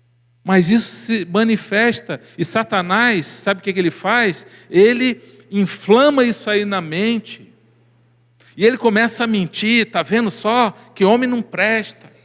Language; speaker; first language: Portuguese; native; Portuguese